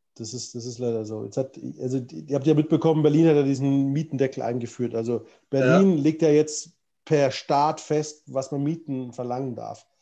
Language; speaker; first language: German; native; German